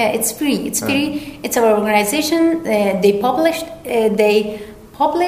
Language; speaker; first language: English; non-native, learner; Persian